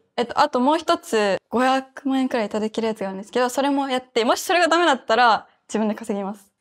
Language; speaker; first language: Japanese; native; Japanese